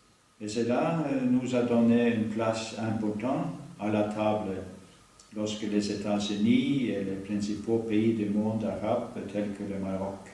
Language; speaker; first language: French; non-native, learner; Norwegian